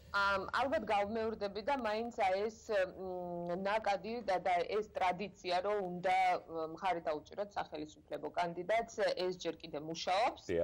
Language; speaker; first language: Georgian; non-native, local second language; Azerbaijani